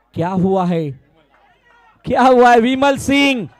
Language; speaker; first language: Hindi; non-native, local second language; Marathi